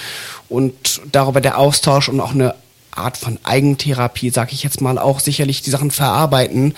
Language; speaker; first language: German; native; German